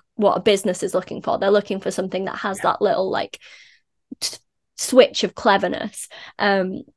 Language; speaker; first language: English; native; English